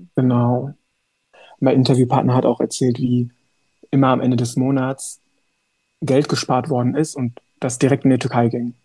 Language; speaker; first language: German; early bilingual, other home language; Turkish